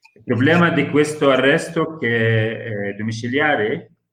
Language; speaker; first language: Italian; non-native, fluent; Arabic